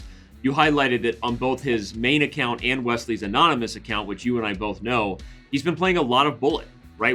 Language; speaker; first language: English; native; English